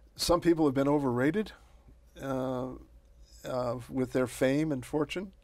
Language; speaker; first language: English; native; English